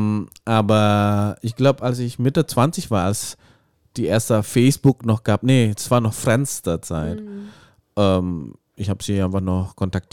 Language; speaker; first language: German; non-native, fluent; Indonesian